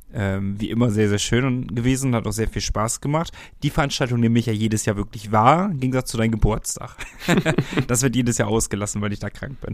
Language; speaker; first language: German; native; German